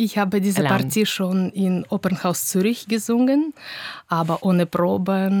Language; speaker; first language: German; non-native, fluent; Russian